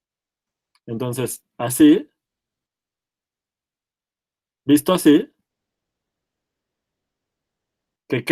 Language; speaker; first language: Spanish; native; Spanish